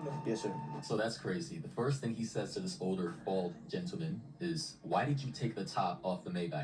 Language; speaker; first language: English; native; English